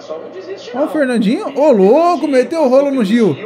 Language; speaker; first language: Portuguese; native; Portuguese